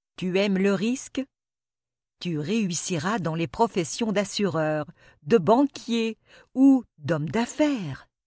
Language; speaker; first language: French; non-native, local second language; Arabic